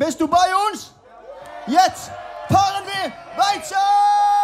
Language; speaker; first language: German; non-native, learner; Norwegian